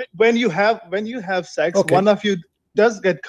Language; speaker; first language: English; non-native, fluent; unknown